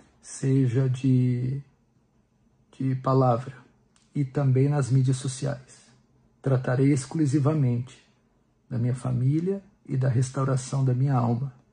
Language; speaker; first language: Portuguese; native; Portuguese